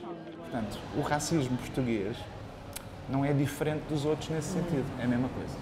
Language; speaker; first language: Portuguese; native; Portuguese